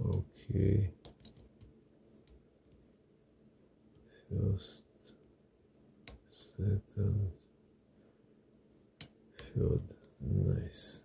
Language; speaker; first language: English; non-native, learner; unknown